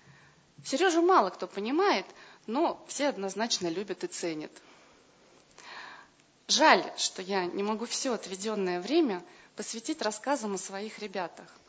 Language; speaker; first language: Russian; native; Russian